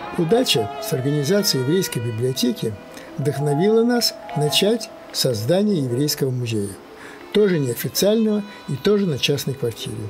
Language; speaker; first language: Russian; native; Russian